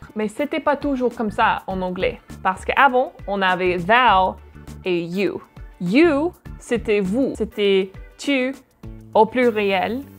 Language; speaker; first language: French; non-native, fluent; English